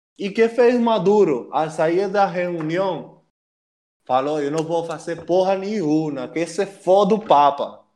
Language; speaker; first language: Portuguese; non-native, fluent; Spanish